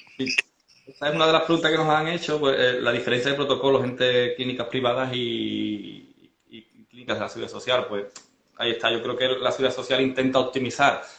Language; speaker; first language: Spanish; native; Spanish